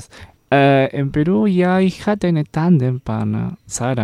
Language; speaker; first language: German; non-native, learner; Spanish